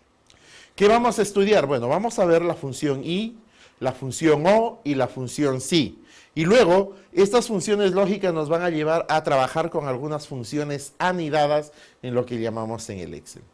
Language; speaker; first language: Spanish; native; Spanish